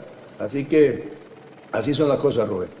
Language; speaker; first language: Spanish; native; Spanish